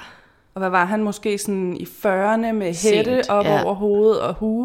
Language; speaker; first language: Danish; native; Danish